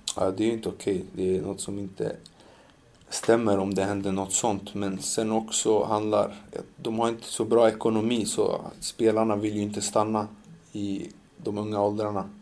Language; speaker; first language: Swedish; early bilingual, other home language; Macedonian